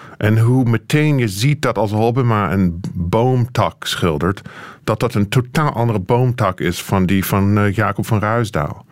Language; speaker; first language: Dutch; non-native, fluent; English